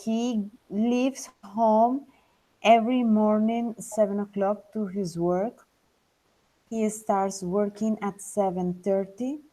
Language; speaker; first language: English; non-native, learner; Spanish